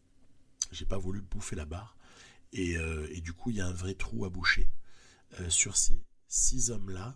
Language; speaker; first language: French; native; French